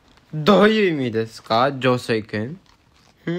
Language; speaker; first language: Japanese; non-native, learner; English